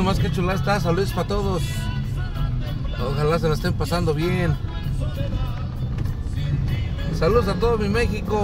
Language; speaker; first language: Spanish; native; Spanish